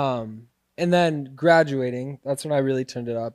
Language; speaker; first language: English; native; English